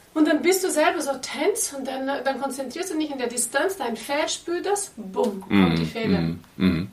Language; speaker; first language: German; non-native, fluent; Portuguese